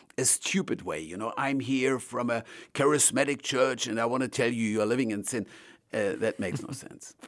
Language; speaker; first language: English; non-native, fluent; German